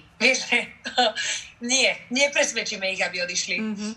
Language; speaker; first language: Slovak; native; Slovak